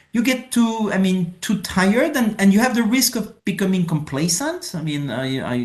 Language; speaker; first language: English; non-native, fluent; French